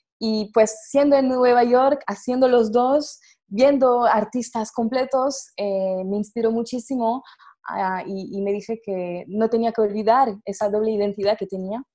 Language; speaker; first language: Spanish; non-native, fluent; French